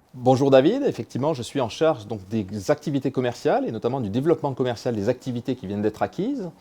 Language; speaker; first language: French; native; French